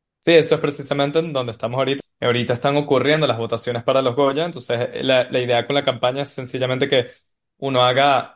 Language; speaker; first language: Spanish; native; Spanish